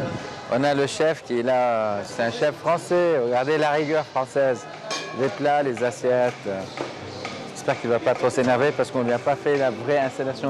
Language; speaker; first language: French; non-native, local second language; Arabic